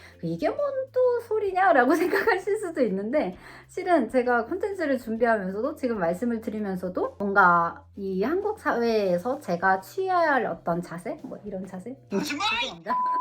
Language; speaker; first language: Korean; non-native, fluent; Russian